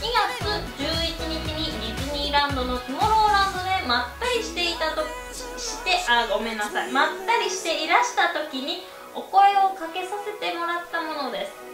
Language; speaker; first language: Japanese; native; Japanese